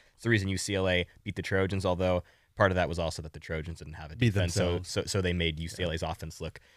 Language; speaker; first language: English; native; English